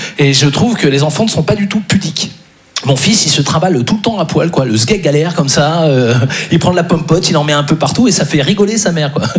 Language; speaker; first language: French; native; French